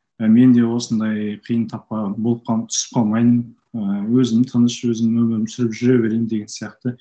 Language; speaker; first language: Kazakh; native; Kazakh